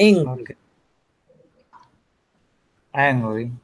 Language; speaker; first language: English; non-native, learner; Spanish